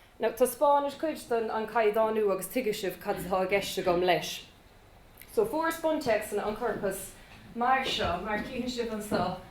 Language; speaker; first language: Irish; native; Irish